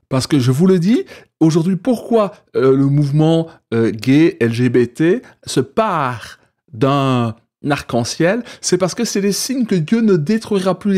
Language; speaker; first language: French; native; French